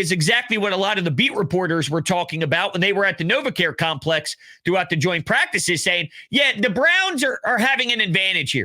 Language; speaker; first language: English; native; English